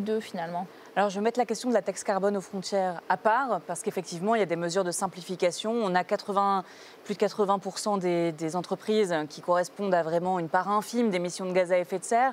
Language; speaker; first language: French; native; French